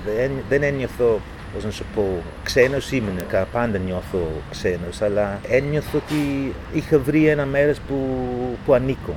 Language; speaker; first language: Greek; non-native, fluent; English